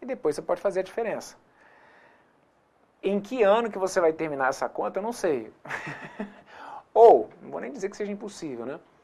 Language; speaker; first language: Portuguese; native; Portuguese